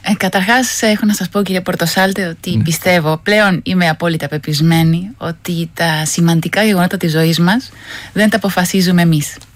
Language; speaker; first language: Greek; non-native, fluent; Spanish